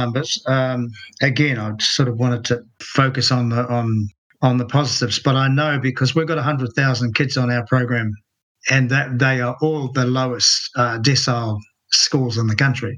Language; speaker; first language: English; native; English